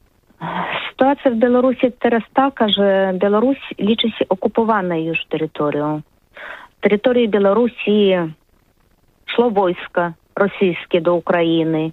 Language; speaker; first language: Polish; non-native, learner; Russian